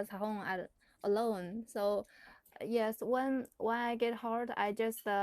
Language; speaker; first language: English; non-native, learner; Chinese